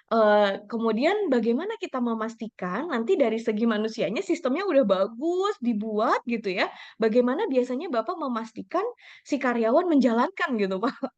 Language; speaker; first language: Indonesian; native; Indonesian